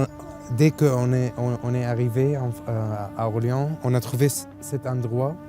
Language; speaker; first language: French; non-native, learner; Arabic